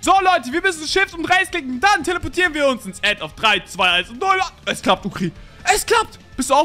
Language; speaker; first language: German; native; German